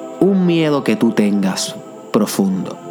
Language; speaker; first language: Spanish; native; Spanish